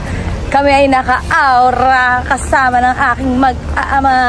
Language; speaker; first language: Filipino; native; Filipino